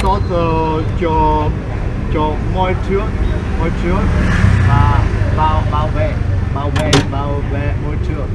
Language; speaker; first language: Vietnamese; non-native, learner; Czech